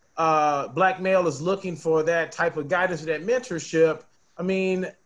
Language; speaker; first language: English; native; English